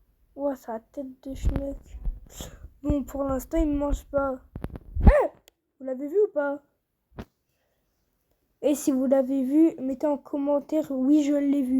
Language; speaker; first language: French; native; French